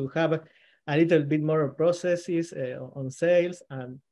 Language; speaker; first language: English; non-native, fluent; Spanish